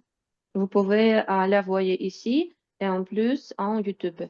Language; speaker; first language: French; non-native, fluent; Russian